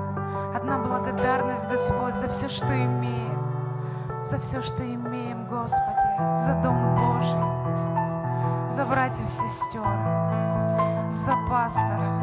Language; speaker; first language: Russian; native; Russian